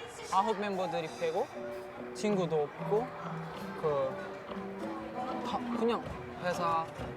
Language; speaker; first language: Korean; non-native, learner; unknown